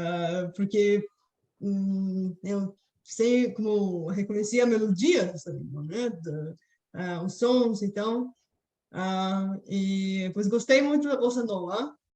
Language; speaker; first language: Portuguese; non-native, fluent; Bulgarian